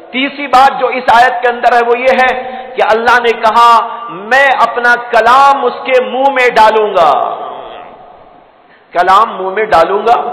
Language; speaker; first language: Urdu; native; Urdu